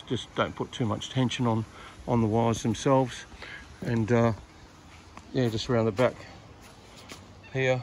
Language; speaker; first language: English; native; English